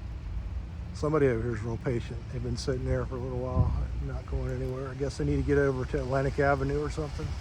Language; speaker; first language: English; native; English